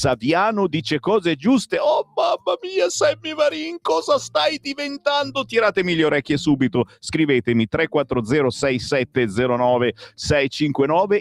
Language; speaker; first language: Italian; native; Italian